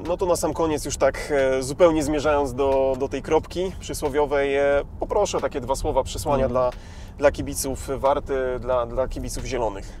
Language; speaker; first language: Polish; native; Polish